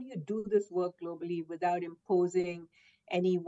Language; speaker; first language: English; non-native, local second language; Hindi